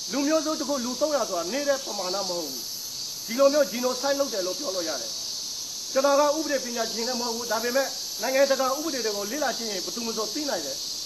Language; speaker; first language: Burmese; native; Burmese